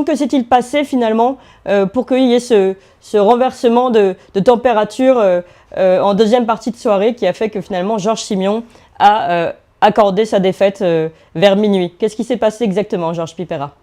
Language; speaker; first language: French; native; French